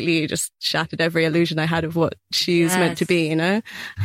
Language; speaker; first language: English; native; English